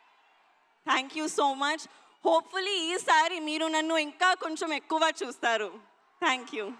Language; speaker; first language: Telugu; non-native, learner; Hindi